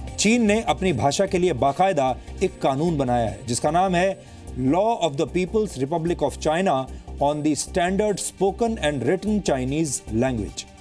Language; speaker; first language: Hindi; native; Hindi